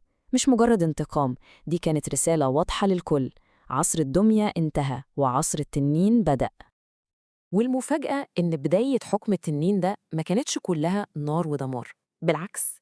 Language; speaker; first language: Arabic; native; Arabic